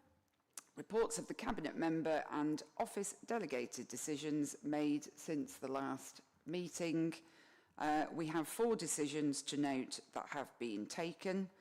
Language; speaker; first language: English; native; English